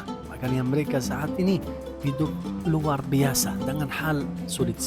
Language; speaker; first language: Indonesian; non-native, fluent; Arabic